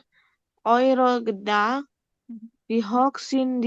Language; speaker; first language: German; non-native, learner; Indonesian